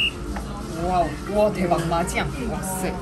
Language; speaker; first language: Chinese; non-native, fluent; Korean